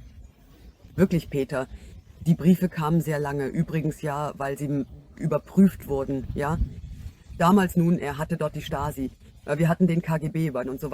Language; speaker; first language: German; non-native, fluent; Russian